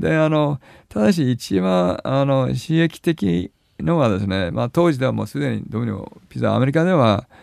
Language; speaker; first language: Japanese; non-native, fluent; English